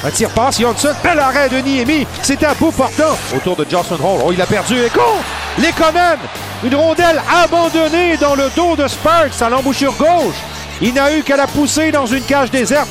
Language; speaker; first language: French; native; French